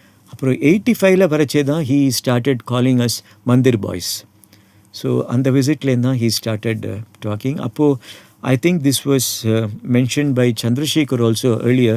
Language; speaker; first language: English; non-native, local second language; Tamil